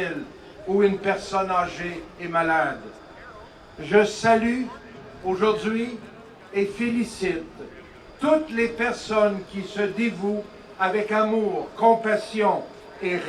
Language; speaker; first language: French; native; French